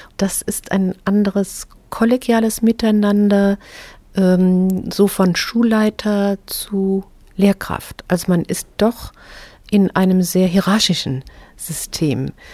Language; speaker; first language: German; native; German